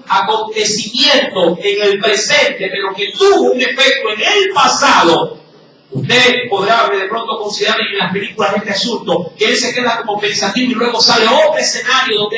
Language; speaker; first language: Spanish; native; Spanish